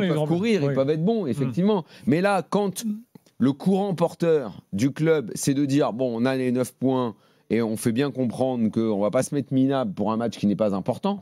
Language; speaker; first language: French; native; French